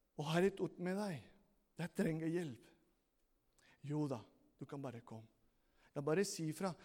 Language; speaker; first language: Norwegian; non-native, fluent; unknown